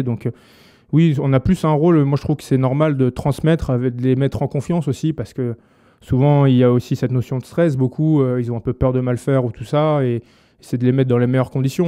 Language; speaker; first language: French; native; French